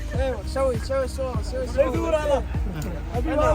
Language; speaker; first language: Arabic; non-native, learner; Malayalam